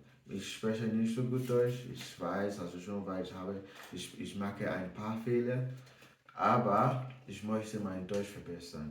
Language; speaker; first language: German; non-native, learner; English